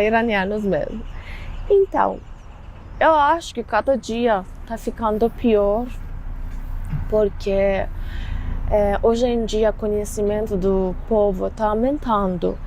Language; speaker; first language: Portuguese; non-native, fluent; Persian